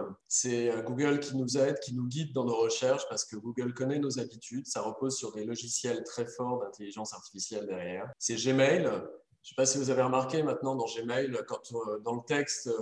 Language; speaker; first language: French; native; French